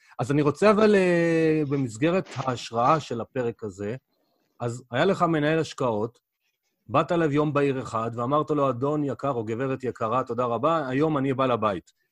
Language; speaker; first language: Hebrew; native; Hebrew